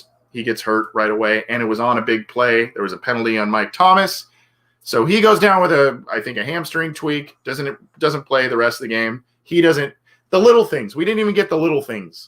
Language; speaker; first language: English; native; English